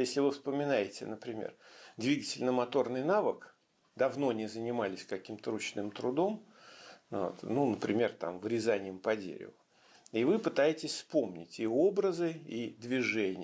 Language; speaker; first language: Russian; native; Russian